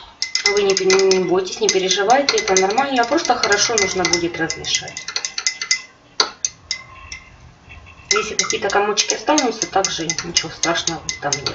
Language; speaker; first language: Russian; native; Russian